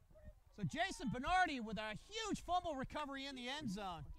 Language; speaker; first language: English; native; English